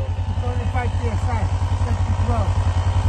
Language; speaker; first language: Hebrew; native; Hebrew